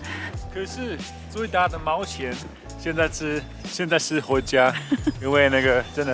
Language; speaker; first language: Chinese; non-native, learner; German